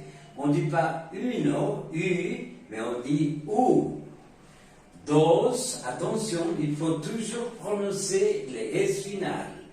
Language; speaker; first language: French; non-native, fluent; Spanish